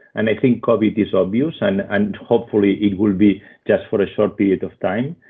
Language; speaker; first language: English; non-native, fluent; Spanish